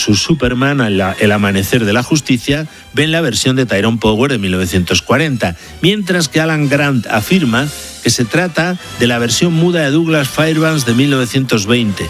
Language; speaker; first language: Spanish; native; Spanish